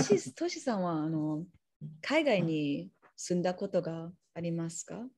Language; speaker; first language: Japanese; non-native, learner; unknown